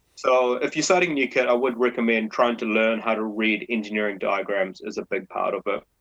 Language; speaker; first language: English; native; English